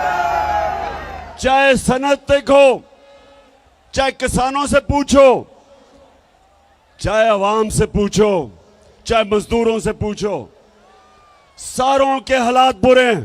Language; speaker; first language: Urdu; native; Urdu